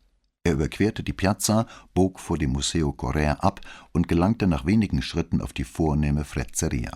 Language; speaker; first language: German; native; German